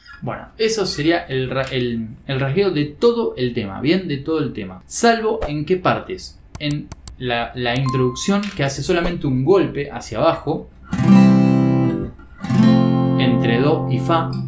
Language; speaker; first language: Spanish; native; Spanish